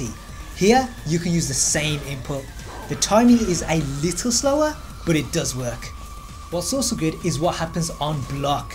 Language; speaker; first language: English; native; English